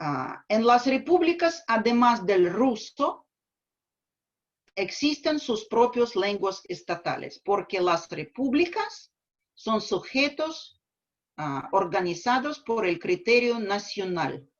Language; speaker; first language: Spanish; non-native, fluent; Russian